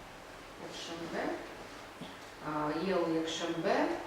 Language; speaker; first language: Russian; native; Russian